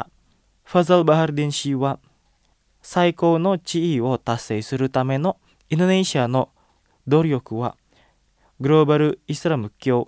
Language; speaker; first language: Japanese; non-native, fluent; Indonesian